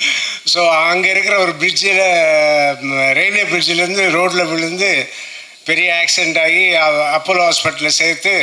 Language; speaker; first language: Tamil; non-native, local second language; Telugu